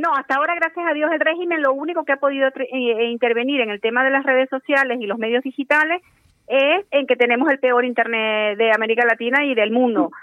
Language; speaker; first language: Spanish; native; Spanish